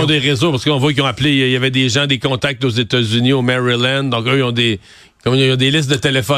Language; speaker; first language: French; native; French